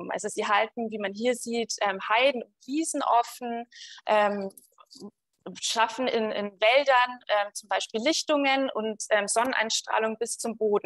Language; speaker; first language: German; native; German